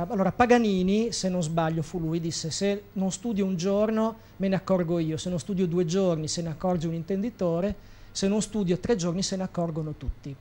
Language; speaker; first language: Italian; native; Italian